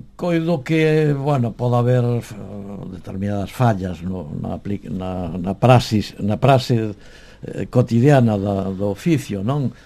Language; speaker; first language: Galician; native; Galician